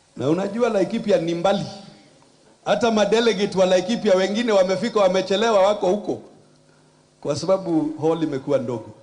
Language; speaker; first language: Swahili; non-native, local second language; Kikuyu